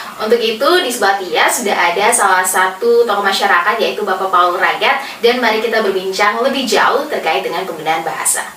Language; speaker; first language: Indonesian; native; Indonesian